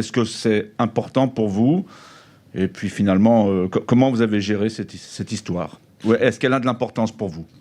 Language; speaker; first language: French; native; French